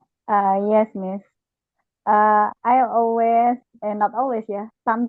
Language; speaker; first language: English; non-native, learner; Indonesian